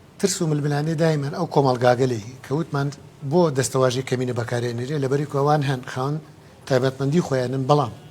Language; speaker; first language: Central Kurdish; non-native, local second language; Gurani